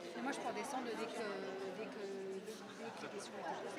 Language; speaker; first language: French; non-native, learner; English